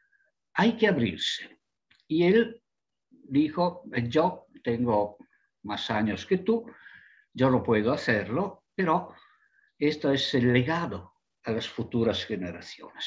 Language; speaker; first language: Spanish; non-native, fluent; Italian